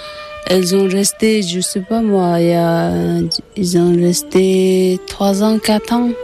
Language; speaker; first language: French; non-native, learner; Tibetan